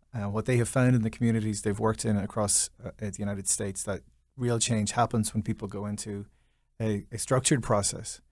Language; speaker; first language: English; native; English